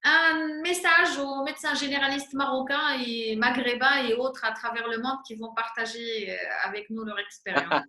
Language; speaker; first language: French; non-native, local second language; Arabic